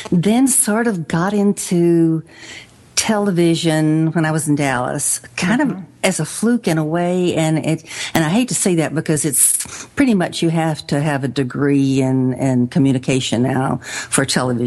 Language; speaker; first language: English; native; English